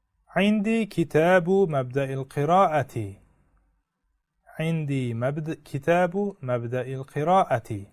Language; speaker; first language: Arabic; non-native, fluent; Uzbek